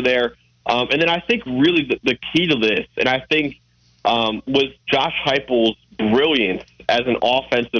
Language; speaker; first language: English; native; English